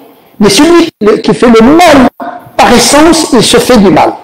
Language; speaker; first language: French; native; French